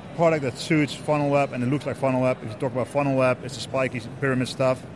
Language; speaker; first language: English; non-native, fluent; Dutch